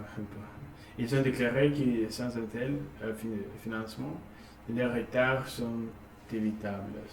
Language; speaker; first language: French; non-native, learner; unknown